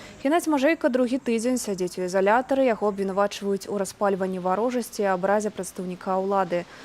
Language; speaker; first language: Belarusian; native; Belarusian